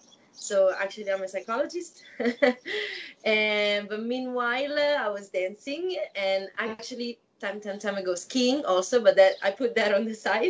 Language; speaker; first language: English; non-native, fluent; Italian